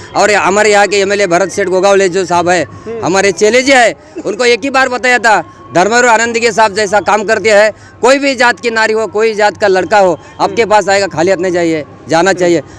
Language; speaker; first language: Hindi; non-native, local second language; Marathi